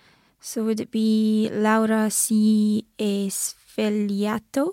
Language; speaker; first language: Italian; non-native, learner; English